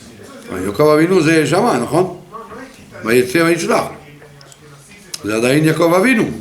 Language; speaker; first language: Hebrew; non-native, fluent; French